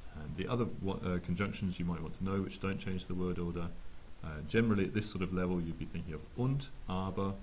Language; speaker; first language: English; native; English